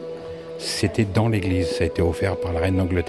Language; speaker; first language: French; native; French